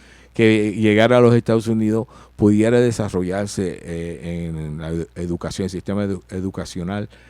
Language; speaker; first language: Spanish; early bilingual, heritage; Spanish